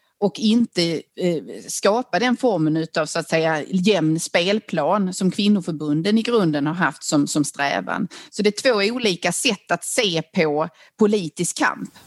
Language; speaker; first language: Swedish; native; Swedish